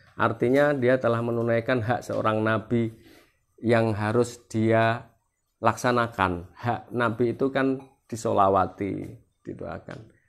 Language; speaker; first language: Indonesian; non-native, local second language; Javanese